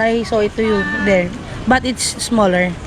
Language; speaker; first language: English; non-native, local second language; Filipino